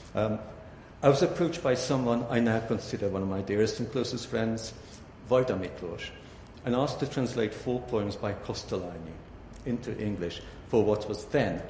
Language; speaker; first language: English; early bilingual, other home language; Hungarian